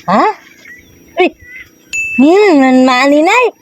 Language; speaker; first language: Filipino; non-native, local second language; Cebuano